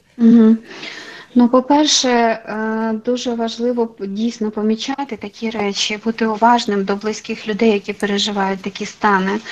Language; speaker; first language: Ukrainian; non-native, local second language; Russian